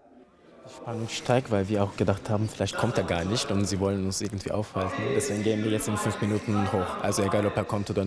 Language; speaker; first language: German; native; German